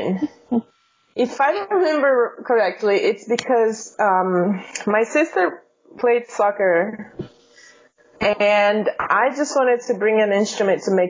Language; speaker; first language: English; non-native, fluent; Portuguese